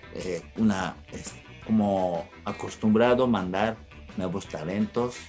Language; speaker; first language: Spanish; non-native, fluent; Japanese